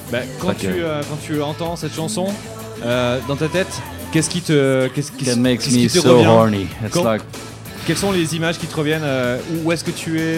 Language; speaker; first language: French; native; French